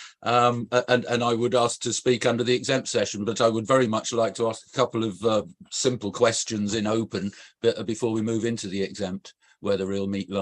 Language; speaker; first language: English; native; English